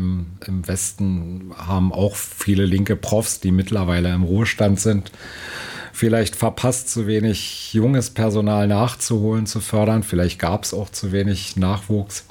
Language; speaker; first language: German; native; German